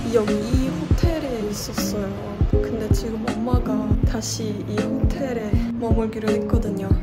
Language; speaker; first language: Korean; non-native, fluent; German